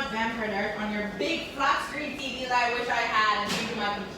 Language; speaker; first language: English; native; English